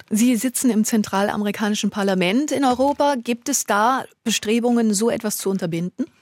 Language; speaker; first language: German; native; German